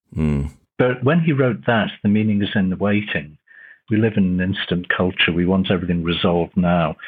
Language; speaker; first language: English; native; English